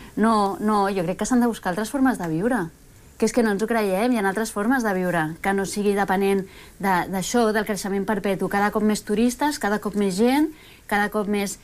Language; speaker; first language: Catalan; early bilingual, other home language; Spanish